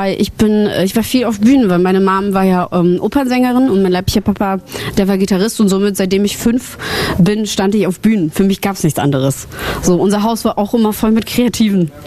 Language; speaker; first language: German; early bilingual, other home language; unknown